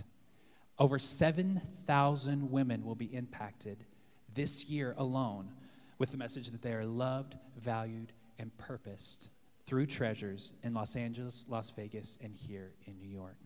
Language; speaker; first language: English; native; English